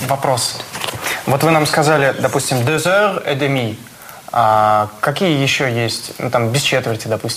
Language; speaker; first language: Russian; native; Russian